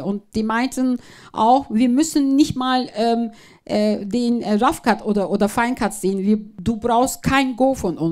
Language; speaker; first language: German; non-native, fluent; Turkish